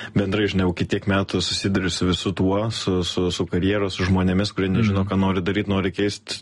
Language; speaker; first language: Lithuanian; native; Lithuanian